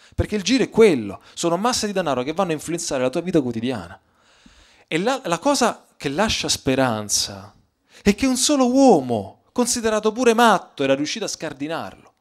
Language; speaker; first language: Italian; native; Italian